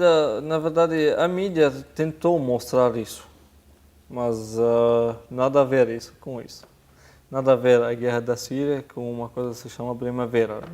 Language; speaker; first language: Portuguese; non-native, fluent; Arabic